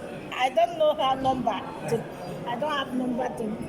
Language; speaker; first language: English; non-native, learner; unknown